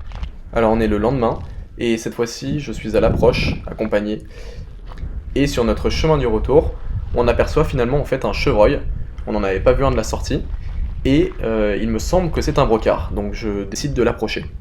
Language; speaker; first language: French; native; French